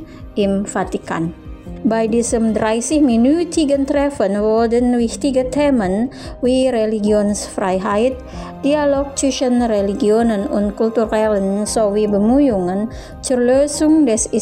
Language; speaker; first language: German; non-native, fluent; Indonesian